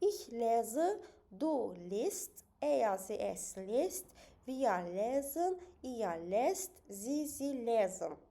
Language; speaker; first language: German; non-native, fluent; Azerbaijani